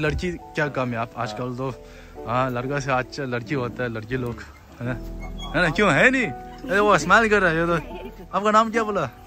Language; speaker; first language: Hindi; non-native, local second language; Tibetan